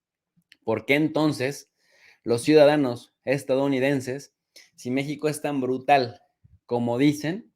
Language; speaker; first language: Spanish; native; Spanish